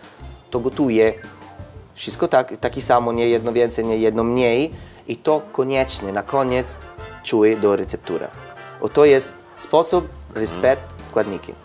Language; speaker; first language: Polish; non-native, learner; Italian